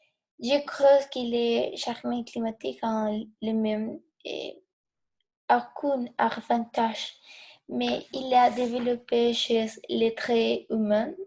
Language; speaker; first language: French; non-native, learner; Spanish